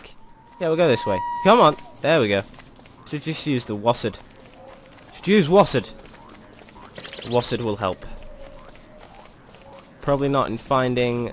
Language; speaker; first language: English; native; English